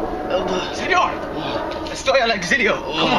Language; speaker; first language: Spanish; non-native, learner; English